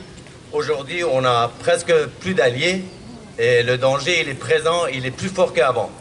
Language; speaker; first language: French; non-native, fluent; Kurdish